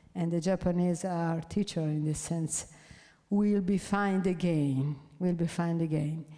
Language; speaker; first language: English; non-native, fluent; Italian